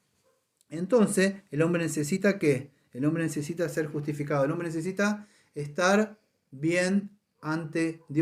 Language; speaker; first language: Spanish; native; Spanish